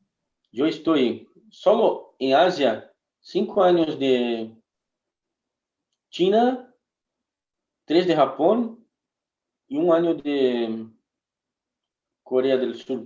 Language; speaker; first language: Spanish; non-native, fluent; Portuguese